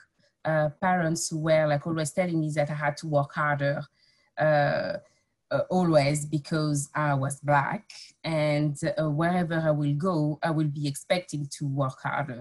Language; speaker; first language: English; non-native, fluent; French